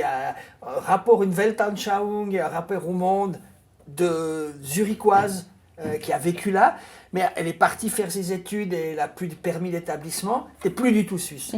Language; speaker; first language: French; native; French